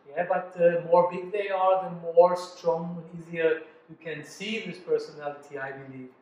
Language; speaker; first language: English; non-native, fluent; German